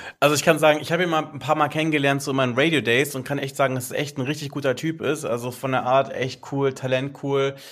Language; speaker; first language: German; native; German